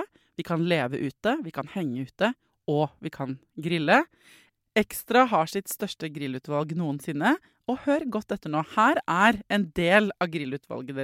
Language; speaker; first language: Norwegian; native; Norwegian